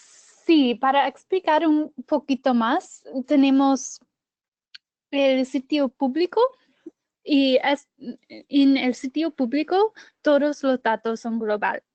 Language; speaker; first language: Spanish; non-native, learner; English